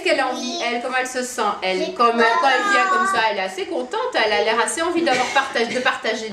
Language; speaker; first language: French; native; French